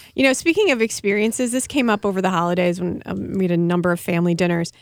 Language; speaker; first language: English; native; English